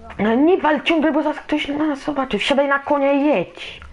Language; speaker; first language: Polish; native; Polish